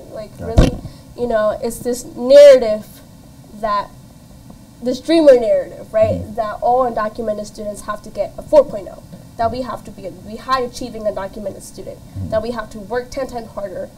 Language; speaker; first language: English; native; English